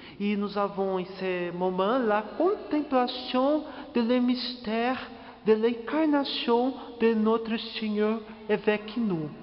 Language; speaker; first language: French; non-native, learner; Portuguese